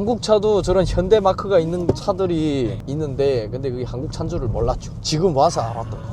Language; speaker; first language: Korean; native; Korean